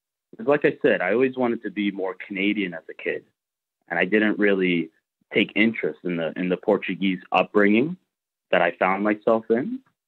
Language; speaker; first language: English; early bilingual, other home language; Portuguese